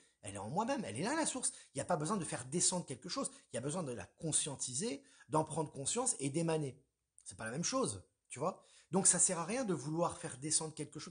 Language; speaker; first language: French; native; French